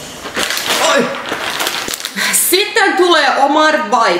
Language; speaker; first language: Finnish; native; Finnish